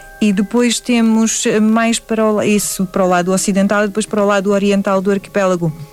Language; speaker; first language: Portuguese; early bilingual, other home language; English